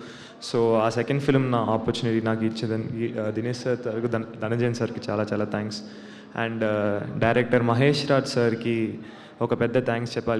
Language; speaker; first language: Telugu; non-native, learner; Tamil